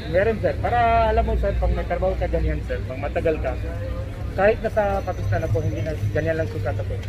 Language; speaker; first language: Filipino; non-native, learner; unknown